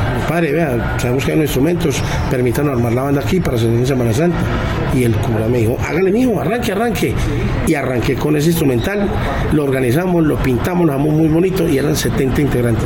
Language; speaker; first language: Spanish; native; Spanish